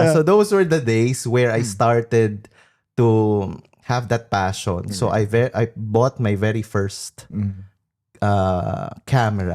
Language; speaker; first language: English; non-native, local second language; Filipino